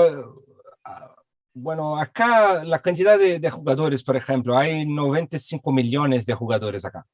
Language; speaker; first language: Spanish; non-native, fluent; Portuguese